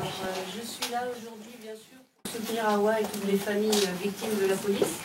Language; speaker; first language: French; native; French